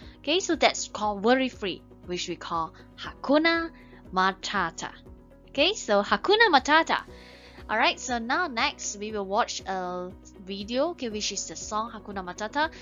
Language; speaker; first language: English; non-native, local second language; Chinese